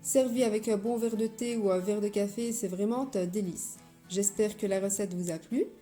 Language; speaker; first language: French; non-native, local second language; Arabic